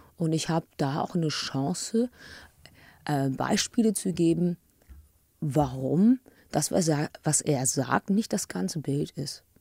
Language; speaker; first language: German; early bilingual, other home language; English